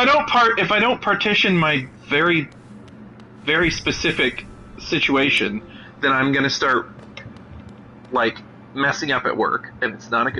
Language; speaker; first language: English; native; English